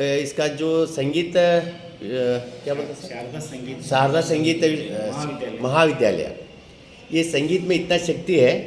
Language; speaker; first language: Hindi; non-native, local second language; Kannada